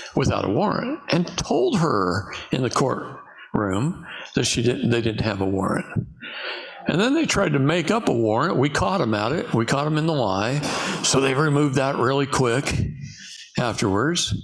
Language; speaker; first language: English; native; English